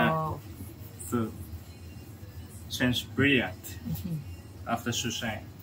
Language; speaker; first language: English; non-native, learner; Japanese